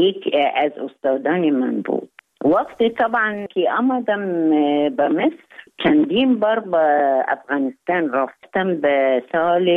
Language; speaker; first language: Persian; non-native, fluent; Arabic